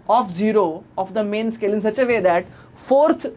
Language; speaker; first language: English; non-native, local second language; Marathi